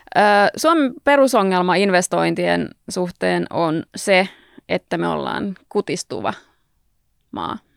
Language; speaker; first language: Finnish; native; Finnish